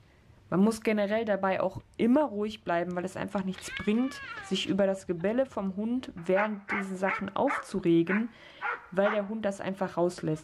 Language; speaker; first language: German; native; German